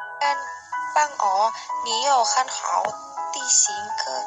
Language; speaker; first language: Chinese; non-native, learner; Indonesian